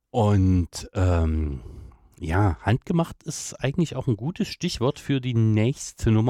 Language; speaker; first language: German; native; German